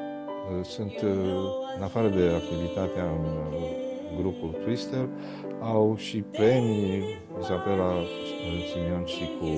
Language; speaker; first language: Romanian; native; Romanian